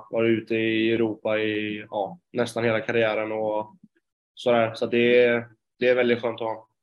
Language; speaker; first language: Swedish; native; Swedish